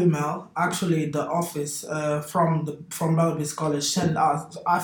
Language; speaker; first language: English; non-native, fluent; Portuguese